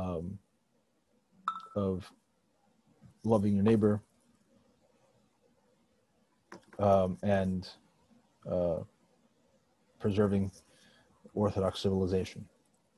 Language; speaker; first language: English; native; English